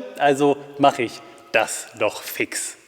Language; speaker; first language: German; native; German